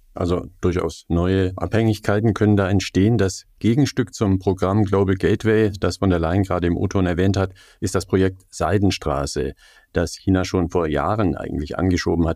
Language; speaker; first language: German; native; German